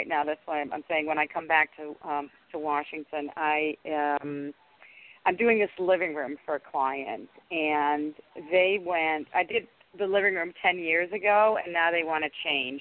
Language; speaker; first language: English; non-native, fluent; Danish